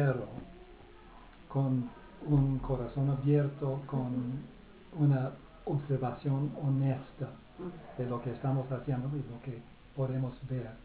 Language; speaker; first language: Spanish; non-native, fluent; English